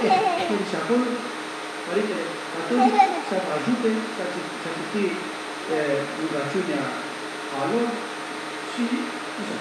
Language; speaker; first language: Romanian; non-native, learner; Greek